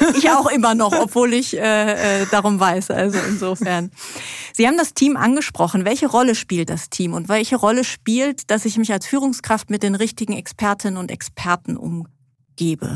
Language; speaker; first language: German; native; German